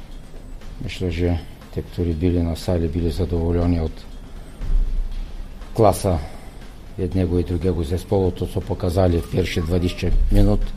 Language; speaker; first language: Polish; non-native, learner; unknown